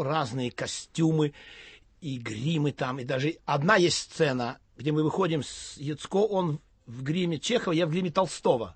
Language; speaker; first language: Russian; native; Russian